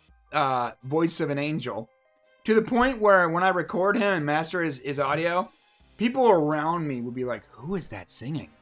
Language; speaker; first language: English; native; English